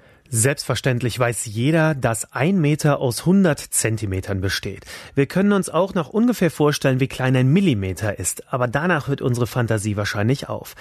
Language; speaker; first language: German; native; German